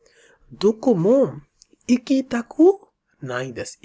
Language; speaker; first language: Japanese; non-native, fluent; Bangla